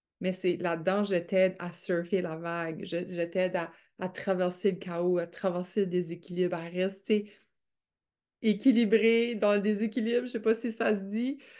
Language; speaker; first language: French; native; French